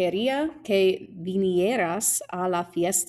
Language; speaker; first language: Spanish; non-native, fluent; English